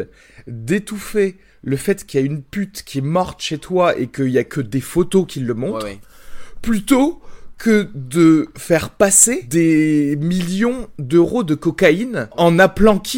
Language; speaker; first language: French; native; French